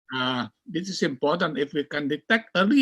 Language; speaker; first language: English; non-native, learner; Indonesian